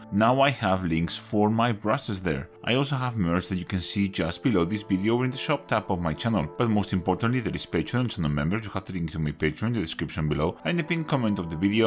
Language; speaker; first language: English; non-native, fluent; Spanish